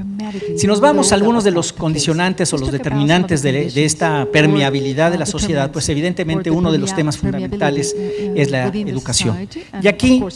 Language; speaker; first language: Spanish; native; Spanish